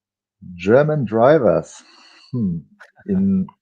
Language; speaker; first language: English; non-native, fluent; German